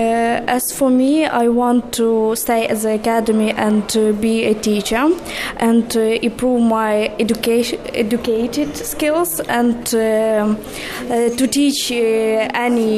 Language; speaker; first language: English; non-native, learner; Ukrainian